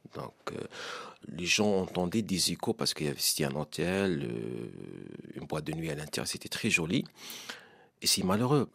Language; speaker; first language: French; non-native, local second language; Arabic